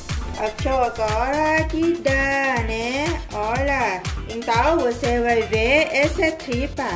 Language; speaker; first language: Portuguese; non-native, learner; Thai